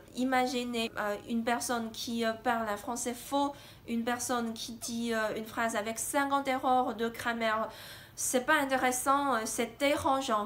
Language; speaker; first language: French; non-native, fluent; Chinese